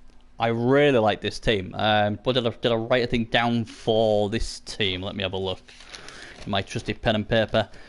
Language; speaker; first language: English; native; English